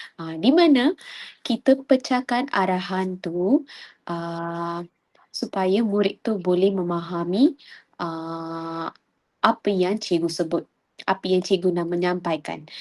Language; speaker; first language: Malay; non-native, local second language; Tamil